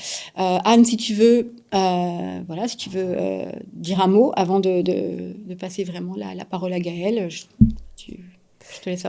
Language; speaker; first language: French; native; French